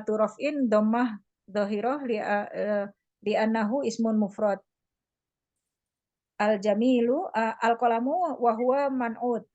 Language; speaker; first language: Arabic; non-native, learner; Indonesian